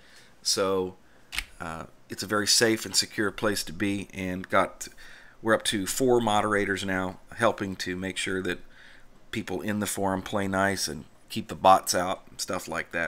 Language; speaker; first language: English; native; English